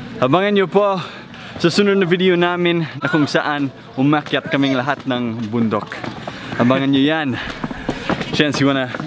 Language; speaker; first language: Filipino; non-native, fluent; English